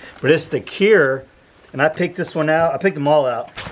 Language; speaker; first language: English; native; English